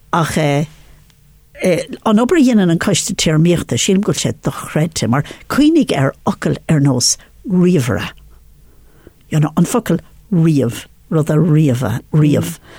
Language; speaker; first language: Irish; non-native, local second language; English